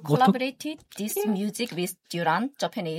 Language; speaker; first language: English; non-native, fluent; Korean